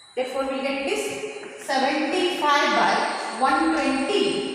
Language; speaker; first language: English; non-native, local second language; Kannada